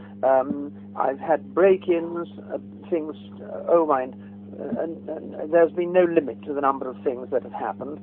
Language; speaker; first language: English; native; English